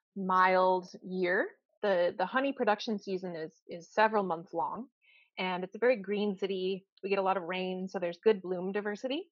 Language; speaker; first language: English; native; English